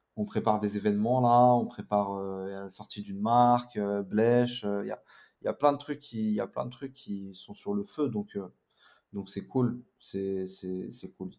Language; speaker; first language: French; native; French